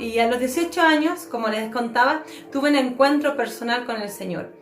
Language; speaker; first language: Spanish; native; Spanish